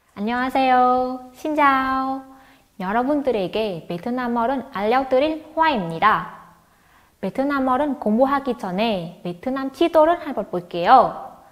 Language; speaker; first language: Korean; non-native, fluent; Vietnamese